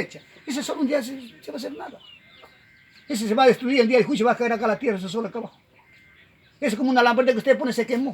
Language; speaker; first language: Spanish; native; Spanish